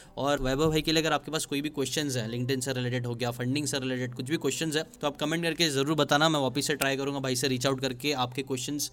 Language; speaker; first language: Hindi; native; Hindi